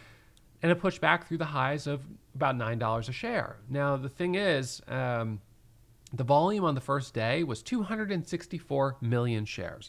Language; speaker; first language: English; native; English